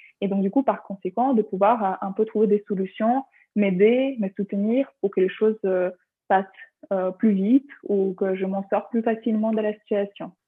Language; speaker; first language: French; non-native, fluent; Ukrainian